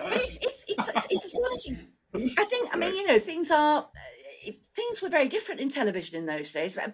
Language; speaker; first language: English; native; English